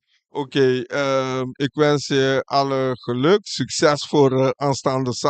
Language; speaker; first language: Dutch; non-native, local second language; Papiamento